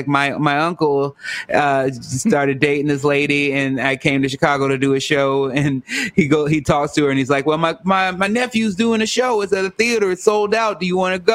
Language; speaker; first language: English; native; English